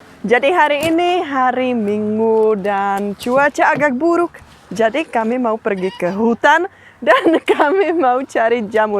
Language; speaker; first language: Indonesian; non-native, fluent; Czech